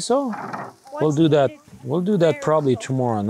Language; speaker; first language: English; native; English